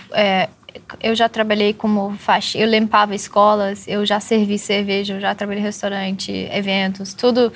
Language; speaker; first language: Portuguese; non-native, fluent; English